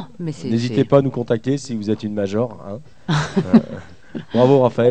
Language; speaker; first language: French; native; French